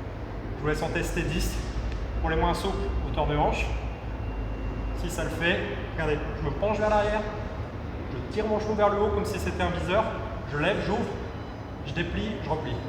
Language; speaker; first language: French; native; French